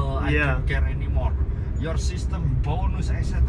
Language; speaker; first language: English; non-native, learner; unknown